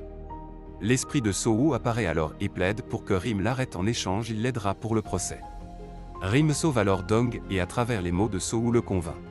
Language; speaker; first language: French; native; French